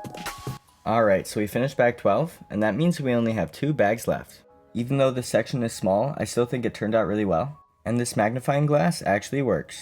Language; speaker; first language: English; native; English